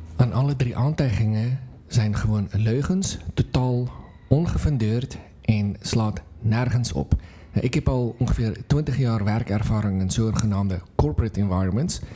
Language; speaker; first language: Dutch; non-native, fluent; Afrikaans